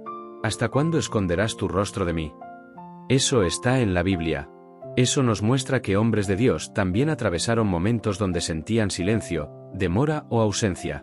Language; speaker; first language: Spanish; native; Spanish